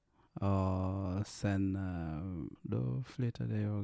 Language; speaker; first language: Swedish; non-native, fluent; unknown